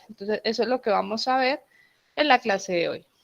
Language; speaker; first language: Spanish; native; Spanish